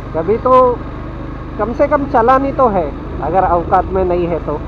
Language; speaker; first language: Hindi; non-native, local second language; Marathi